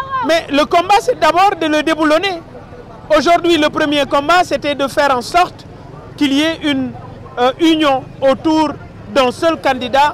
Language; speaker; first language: French; non-native, local second language; Wolof